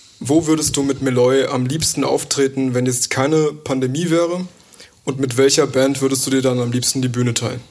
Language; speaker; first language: German; native; German